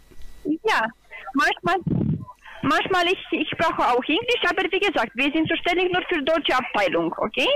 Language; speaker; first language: German; non-native, learner; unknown